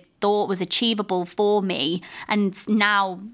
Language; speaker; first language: English; native; English